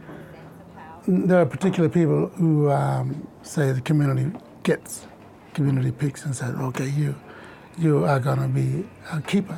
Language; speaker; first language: English; non-native, local second language; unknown